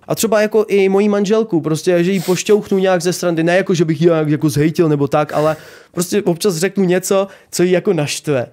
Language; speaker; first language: Czech; early bilingual, other home language; Ukrainian